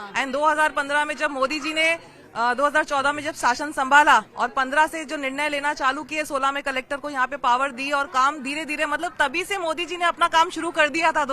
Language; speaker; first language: Urdu; early bilingual, other home language; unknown